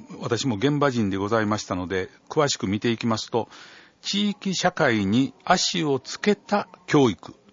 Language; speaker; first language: Japanese; native; Japanese